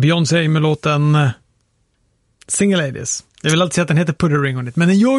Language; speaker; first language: Swedish; native; Swedish